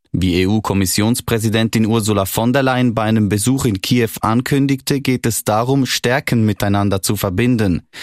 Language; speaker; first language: German; native; German